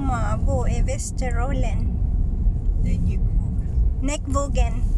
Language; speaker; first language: Norwegian; non-native, learner; Filipino